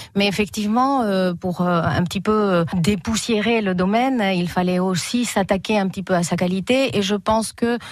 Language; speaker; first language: French; non-native, fluent; Spanish